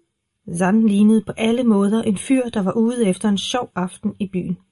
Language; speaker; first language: Danish; native; Danish